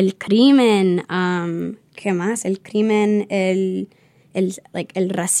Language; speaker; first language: Spanish; early bilingual, heritage; Spanish